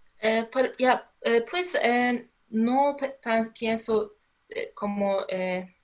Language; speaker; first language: Spanish; non-native, learner; Turkish